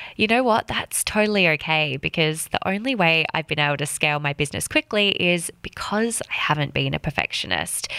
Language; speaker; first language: English; native; English